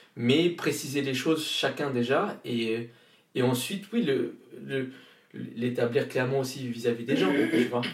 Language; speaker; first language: French; native; French